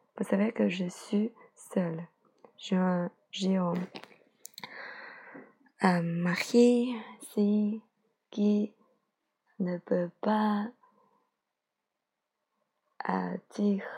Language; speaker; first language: French; non-native, learner; Chinese